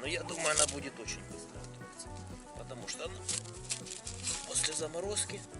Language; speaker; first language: Russian; native; Russian